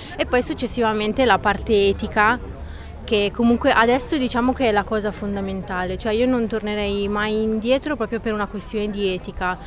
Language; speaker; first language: Italian; native; Italian